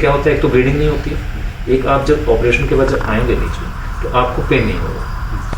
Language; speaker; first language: Hindi; native; Hindi